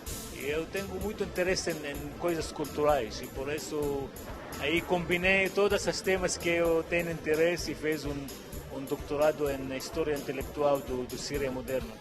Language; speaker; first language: Portuguese; non-native, fluent; Arabic